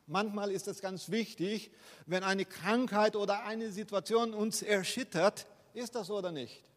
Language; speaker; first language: German; non-native, fluent; Portuguese